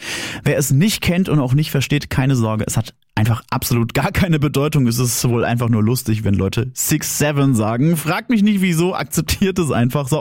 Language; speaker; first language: German; native; German